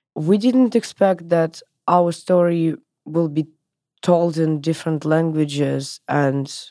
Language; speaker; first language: English; non-native, learner; Russian